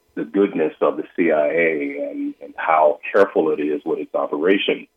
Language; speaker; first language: English; native; English